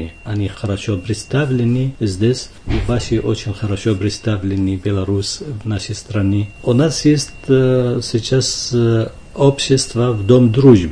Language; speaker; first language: Russian; non-native, fluent; Arabic